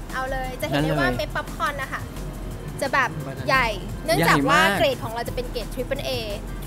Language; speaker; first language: Thai; native; Thai